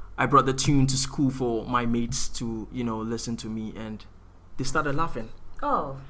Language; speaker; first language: English; non-native, local second language; Akan